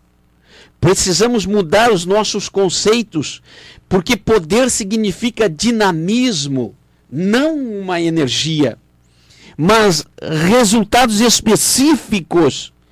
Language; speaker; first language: Portuguese; native; Portuguese